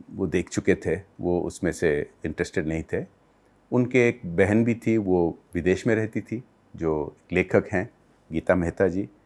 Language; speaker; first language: Hindi; non-native, local second language; Odia